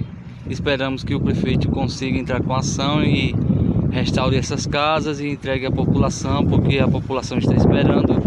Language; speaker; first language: Portuguese; native; Portuguese